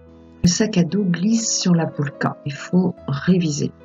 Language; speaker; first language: French; native; French